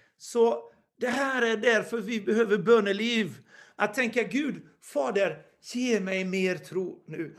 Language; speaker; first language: Swedish; non-native, fluent; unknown